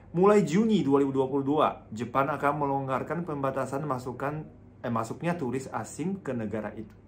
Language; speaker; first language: Indonesian; non-native, fluent; Japanese